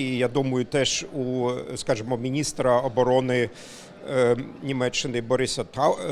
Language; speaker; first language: Ukrainian; non-native, fluent; German